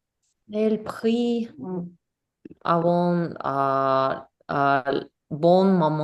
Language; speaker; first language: French; non-native, learner; English